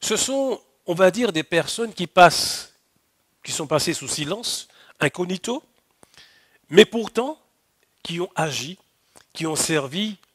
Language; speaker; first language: French; native; French